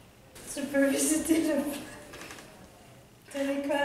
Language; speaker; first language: French; non-native, learner; Danish